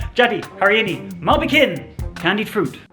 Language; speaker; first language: Indonesian; non-native, learner; English